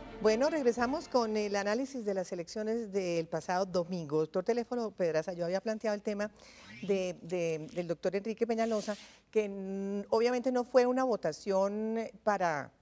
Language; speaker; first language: Spanish; native; Spanish